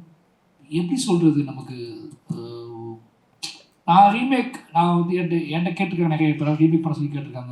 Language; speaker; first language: Tamil; native; Tamil